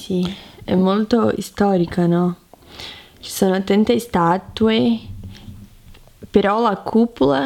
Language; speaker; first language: Italian; non-native, fluent; Portuguese